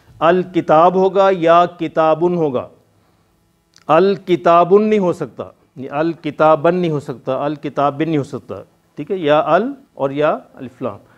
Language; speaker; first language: Urdu; non-native, local second language; Punjabi